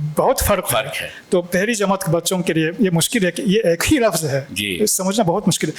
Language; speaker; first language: Hindi; non-native, fluent; Japanese